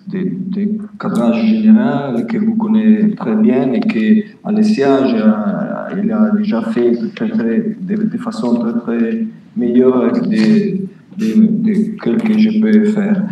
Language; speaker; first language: French; non-native, fluent; Italian